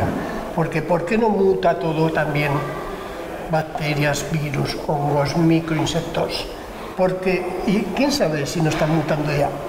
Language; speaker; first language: Spanish; native; Spanish